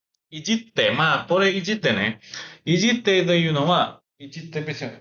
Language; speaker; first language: Japanese; non-native, learner; Indonesian